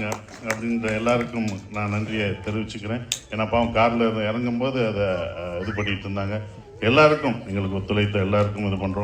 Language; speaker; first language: Tamil; native; Tamil